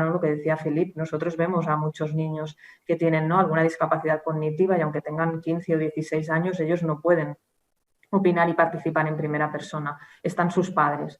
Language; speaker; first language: Spanish; native; Spanish